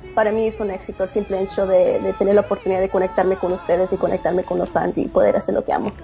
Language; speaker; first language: Spanish; early bilingual, heritage; Spanish